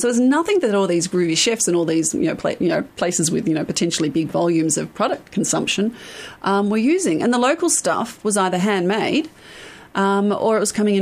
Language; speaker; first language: English; native; English